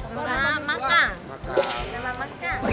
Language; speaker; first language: Indonesian; non-native, learner; Japanese